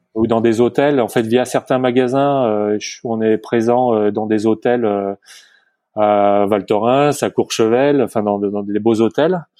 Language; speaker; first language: French; native; French